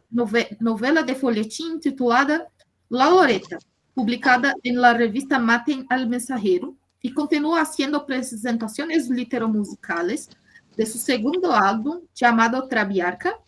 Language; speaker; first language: Spanish; non-native, learner; Portuguese